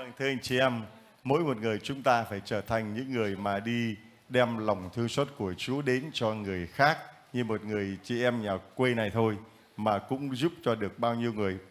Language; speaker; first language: Vietnamese; native; Vietnamese